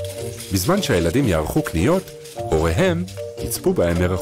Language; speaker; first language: Hebrew; native; Hebrew